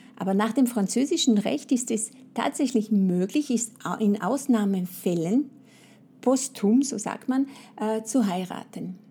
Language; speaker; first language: German; non-native, fluent; French